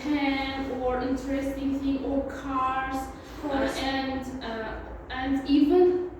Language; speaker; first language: English; non-native, learner; Uzbek